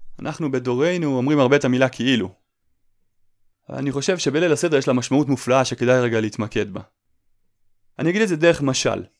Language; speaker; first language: Hebrew; native; Hebrew